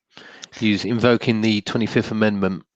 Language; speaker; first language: English; native; English